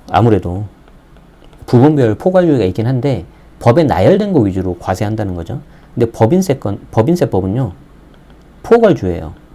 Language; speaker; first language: Korean; native; Korean